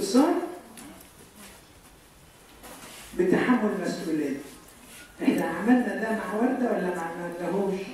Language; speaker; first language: Arabic; native; Arabic